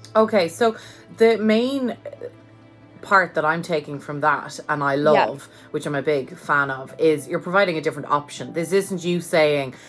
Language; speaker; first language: English; native; English